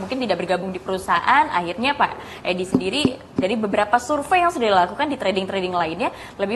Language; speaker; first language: Indonesian; native; Indonesian